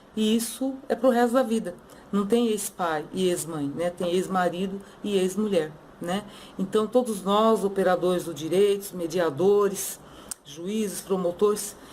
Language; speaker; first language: Portuguese; native; Portuguese